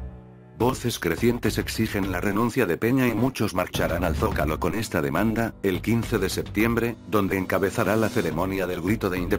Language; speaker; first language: Spanish; native; Spanish